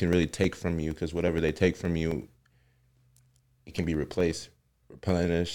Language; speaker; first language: English; native; English